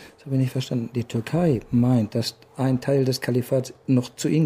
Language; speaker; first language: German; native; German